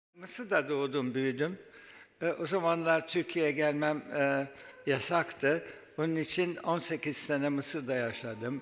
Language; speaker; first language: Turkish; early bilingual, heritage; Turkish